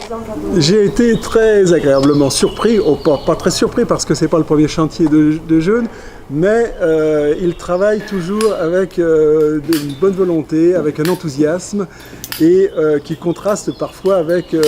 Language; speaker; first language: French; native; French